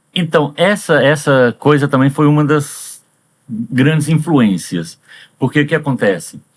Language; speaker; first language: Portuguese; early bilingual, heritage; Portuguese